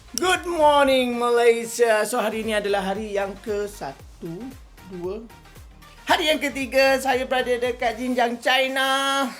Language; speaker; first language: Malay; native; Malay